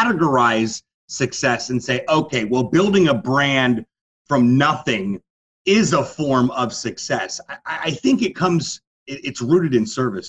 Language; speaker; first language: English; native; English